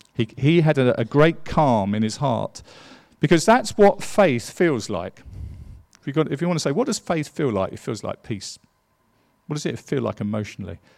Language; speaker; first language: English; native; English